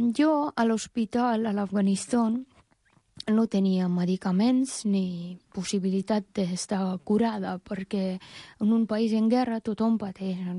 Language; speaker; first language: Catalan; non-native, fluent; Persian